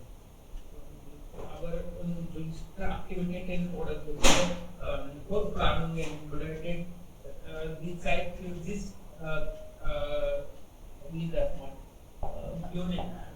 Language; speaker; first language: German; non-native, learner; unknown